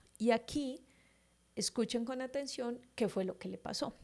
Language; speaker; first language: Spanish; native; Spanish